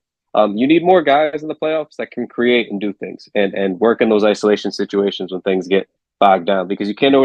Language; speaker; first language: English; native; English